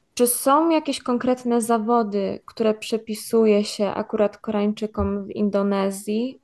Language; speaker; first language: Polish; native; Polish